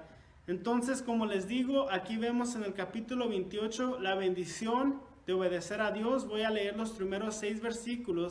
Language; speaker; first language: Spanish; native; Spanish